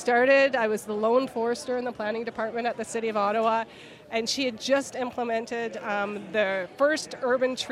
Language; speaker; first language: English; native; English